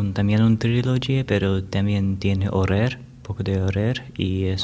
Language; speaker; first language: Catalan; non-native, learner; Spanish